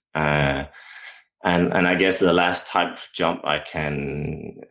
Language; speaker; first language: English; non-native, fluent; Danish